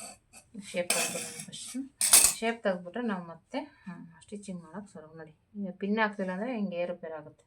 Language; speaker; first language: Kannada; native; Kannada